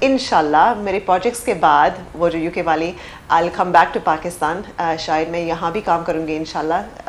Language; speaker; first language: Hindi; early bilingual, heritage; English